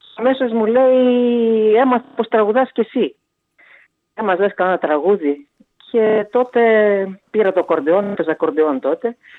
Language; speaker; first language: Greek; early bilingual, heritage; Greek